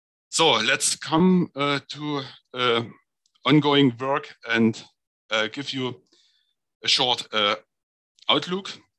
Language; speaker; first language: English; non-native, fluent; German